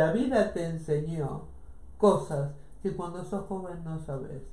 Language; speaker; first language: Spanish; native; Spanish